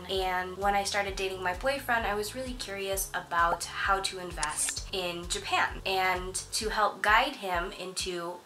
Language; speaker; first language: English; native; English